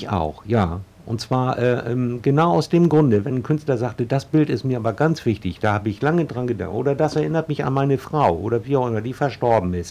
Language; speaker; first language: German; native; German